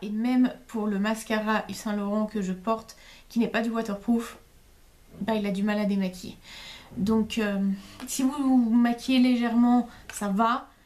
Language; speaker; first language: French; native; French